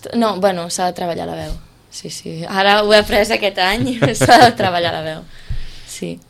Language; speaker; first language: Catalan; non-native, fluent; Romanian